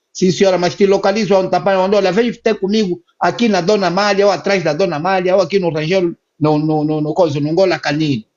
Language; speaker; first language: Portuguese; native; Portuguese